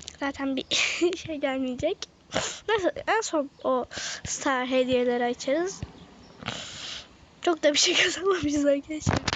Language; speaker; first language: Turkish; native; Turkish